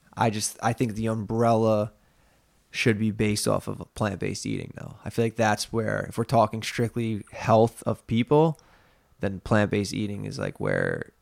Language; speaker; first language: English; native; English